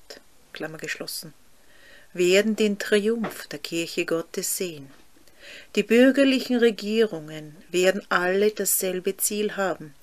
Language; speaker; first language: German; native; German